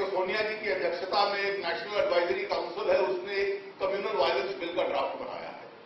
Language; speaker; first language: Hindi; native; Hindi